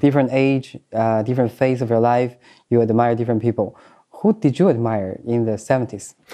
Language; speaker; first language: English; non-native, fluent; Chinese